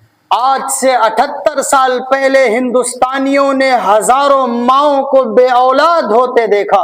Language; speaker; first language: Urdu; native; Urdu